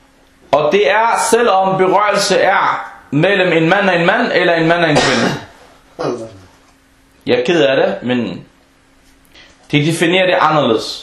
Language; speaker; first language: Danish; early bilingual, other home language; Arabic